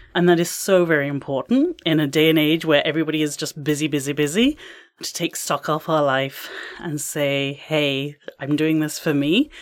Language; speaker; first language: English; native; English